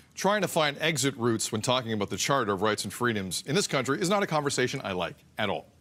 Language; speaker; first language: English; native; English